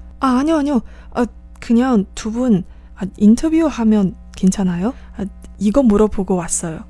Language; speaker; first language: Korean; non-native, learner; Chinese